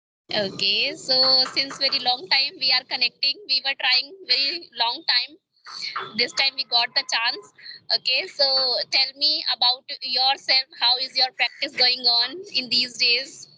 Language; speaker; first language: English; non-native, learner; Hindi